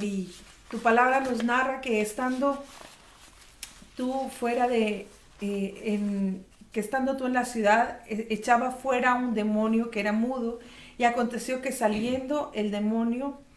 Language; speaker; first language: Spanish; native; Spanish